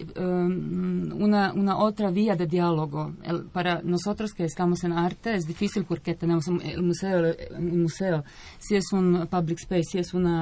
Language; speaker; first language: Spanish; non-native, fluent; Croatian